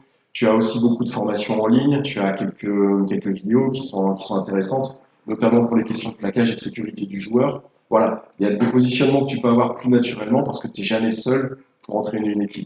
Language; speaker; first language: French; native; French